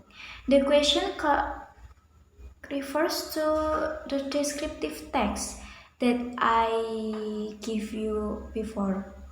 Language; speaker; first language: English; non-native, learner; Indonesian